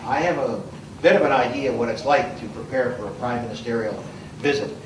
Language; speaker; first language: English; native; English